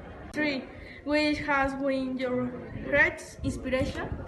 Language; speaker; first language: English; non-native, learner; Spanish